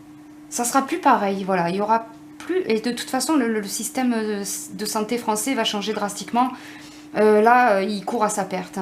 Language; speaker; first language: French; native; French